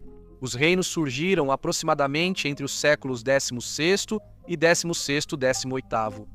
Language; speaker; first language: Portuguese; native; Portuguese